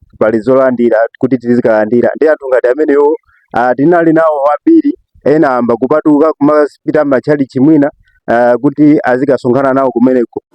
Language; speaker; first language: Nyanja; native; Nyanja